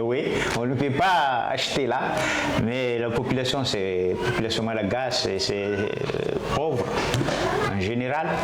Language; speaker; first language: French; non-native, local second language; Malagasy